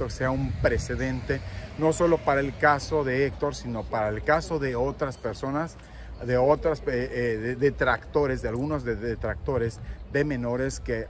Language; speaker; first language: Spanish; native; Spanish